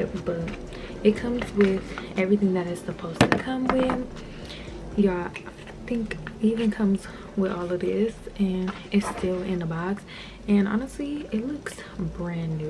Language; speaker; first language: English; native; English